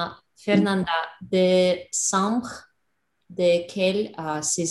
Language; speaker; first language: French; non-native, learner; Russian